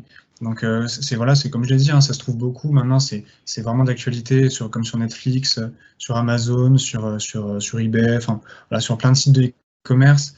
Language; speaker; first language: French; native; French